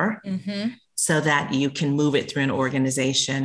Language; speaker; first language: English; native; English